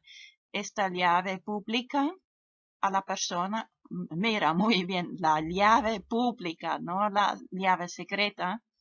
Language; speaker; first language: Spanish; non-native, fluent; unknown